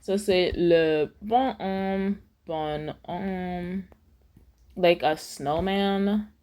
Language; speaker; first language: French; non-native, learner; English